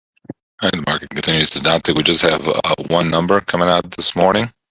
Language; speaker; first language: English; native; English